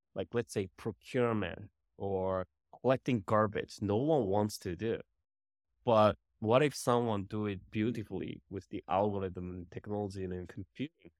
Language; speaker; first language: English; non-native, fluent; Japanese